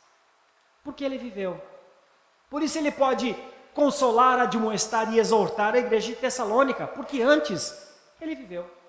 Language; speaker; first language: Portuguese; native; Portuguese